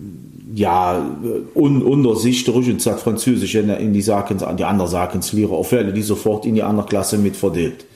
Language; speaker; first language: German; native; German